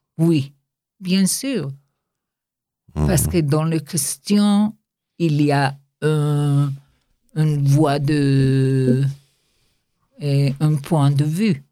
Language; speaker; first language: French; non-native, learner; Hebrew